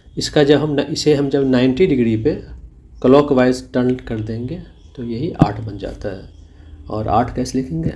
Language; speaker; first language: Hindi; native; Hindi